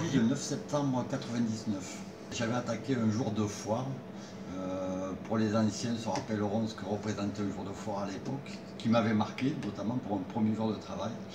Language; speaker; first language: French; native; French